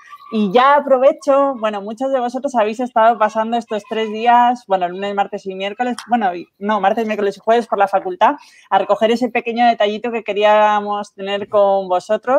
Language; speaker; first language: Spanish; native; Spanish